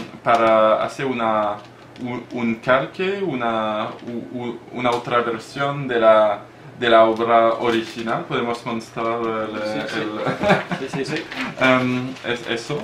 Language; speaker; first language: Spanish; non-native, learner; French